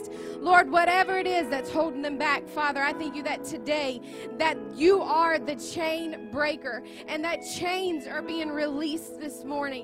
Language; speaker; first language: English; native; English